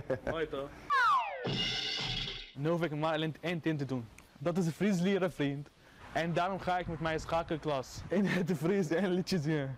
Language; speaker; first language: Dutch; non-native, learner; Arabic